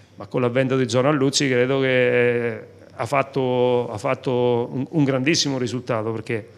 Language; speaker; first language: Italian; native; Italian